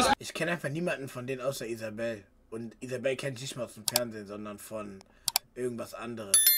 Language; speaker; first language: German; native; German